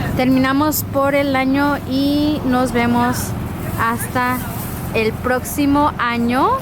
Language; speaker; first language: Spanish; early bilingual, heritage; Spanish